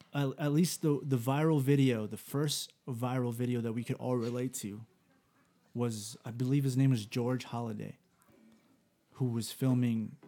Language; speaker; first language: English; native; English